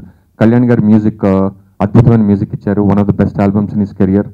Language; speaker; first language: Telugu; native; Telugu